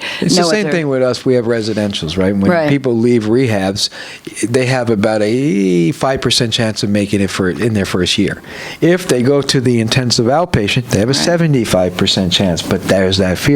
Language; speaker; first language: English; native; English